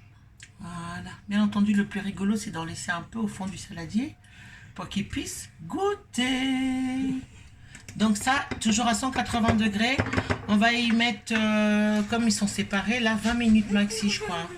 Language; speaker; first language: French; native; French